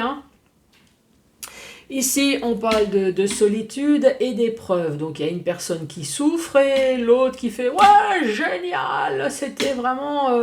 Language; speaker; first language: French; native; French